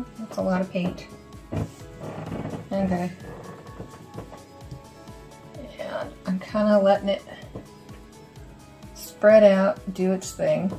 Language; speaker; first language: English; native; English